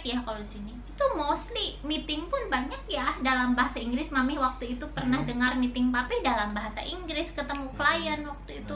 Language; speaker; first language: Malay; non-native, local second language; Sundanese